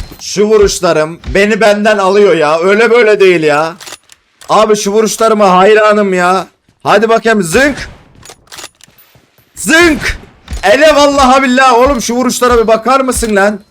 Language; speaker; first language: Turkish; native; Turkish